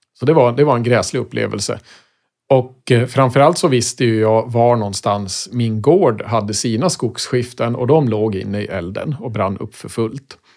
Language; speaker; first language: Swedish; native; Swedish